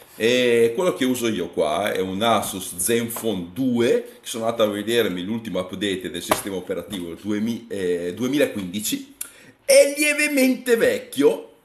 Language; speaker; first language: Italian; native; Italian